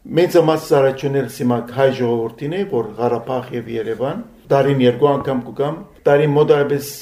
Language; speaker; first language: Armenian; early bilingual, heritage; Armenian